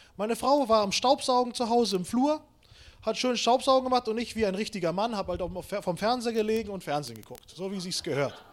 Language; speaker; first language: German; early bilingual, other home language; Russian